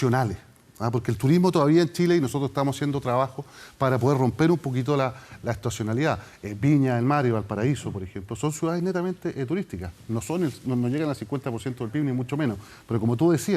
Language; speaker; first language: Spanish; native; Spanish